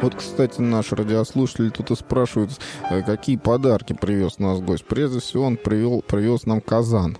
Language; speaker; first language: Russian; native; Russian